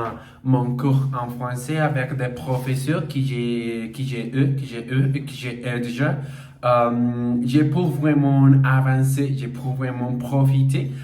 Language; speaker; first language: French; non-native, learner; Portuguese